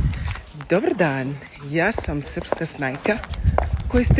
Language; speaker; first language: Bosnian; non-native, learner; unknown